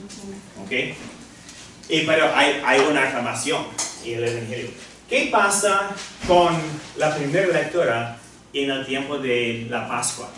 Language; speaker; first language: Spanish; non-native, fluent; English